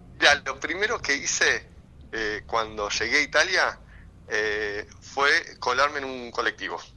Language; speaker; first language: Spanish; native; Spanish